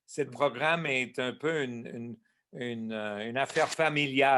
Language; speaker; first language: French; non-native, local second language; English